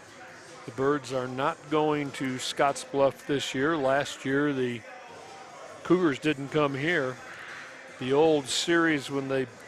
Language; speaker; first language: English; native; English